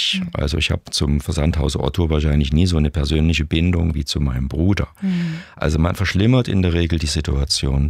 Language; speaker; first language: German; native; German